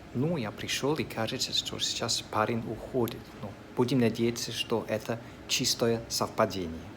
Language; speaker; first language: Russian; non-native, fluent; English